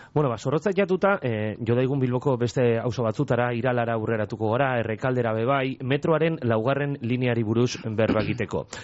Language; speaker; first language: Basque; native; Basque